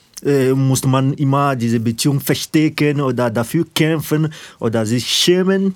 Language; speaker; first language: German; non-native, fluent; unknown